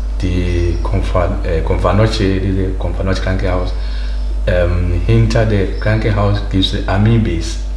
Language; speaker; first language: German; non-native, learner; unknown